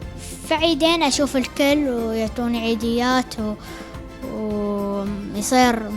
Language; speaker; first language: Arabic; native; Arabic